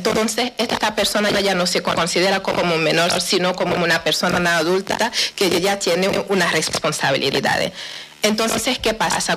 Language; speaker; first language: Spanish; non-native, fluent; Wolof